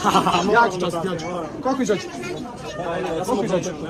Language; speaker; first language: Croatian; native; Croatian